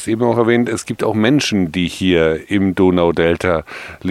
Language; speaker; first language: German; native; German